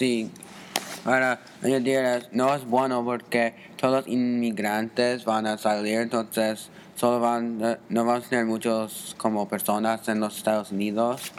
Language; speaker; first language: Spanish; non-native, learner; English